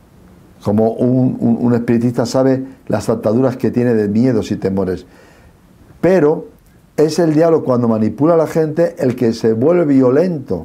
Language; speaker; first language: Spanish; native; Spanish